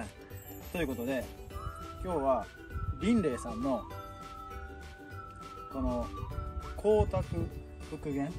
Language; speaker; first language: Japanese; native; Japanese